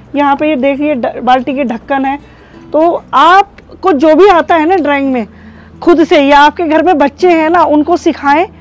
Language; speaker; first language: Hindi; native; Hindi